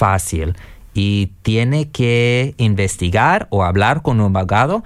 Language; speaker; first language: Spanish; non-native, learner; English